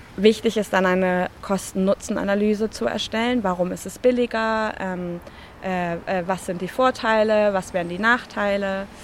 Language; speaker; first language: German; native; German